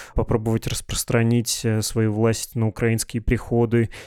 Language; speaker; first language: Russian; native; Russian